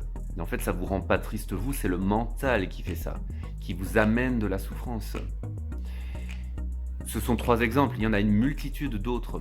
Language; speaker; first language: French; native; French